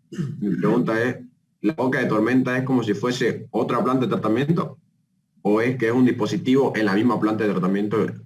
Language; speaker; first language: Spanish; native; Spanish